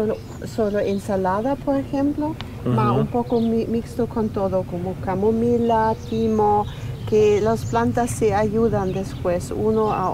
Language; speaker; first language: Spanish; non-native, learner; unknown